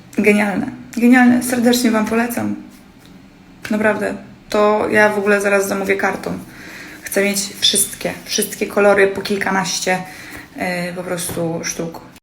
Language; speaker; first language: Polish; native; Polish